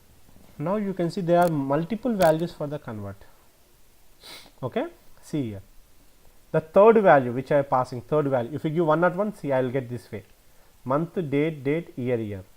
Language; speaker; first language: English; non-native, local second language; Telugu